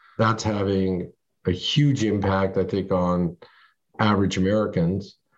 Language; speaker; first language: English; early bilingual, other home language; French